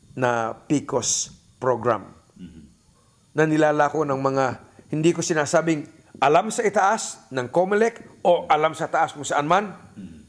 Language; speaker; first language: Filipino; native; Filipino